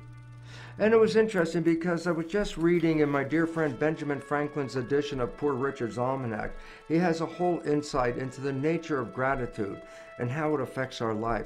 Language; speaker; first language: English; native; English